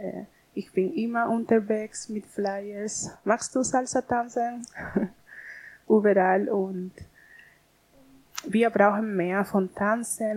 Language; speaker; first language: German; non-native, learner; Spanish